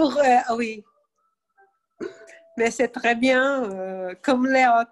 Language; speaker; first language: French; non-native, learner; Portuguese